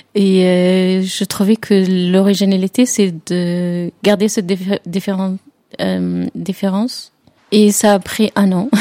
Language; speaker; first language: French; non-native, fluent; Arabic